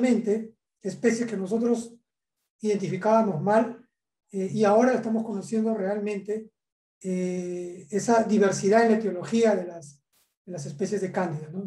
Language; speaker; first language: Spanish; native; Spanish